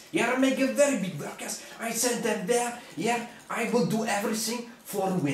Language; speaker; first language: English; non-native, learner; German